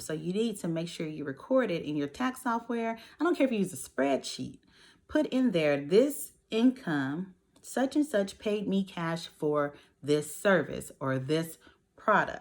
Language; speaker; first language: English; native; English